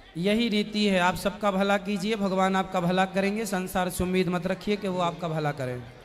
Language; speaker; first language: Hindi; native; Hindi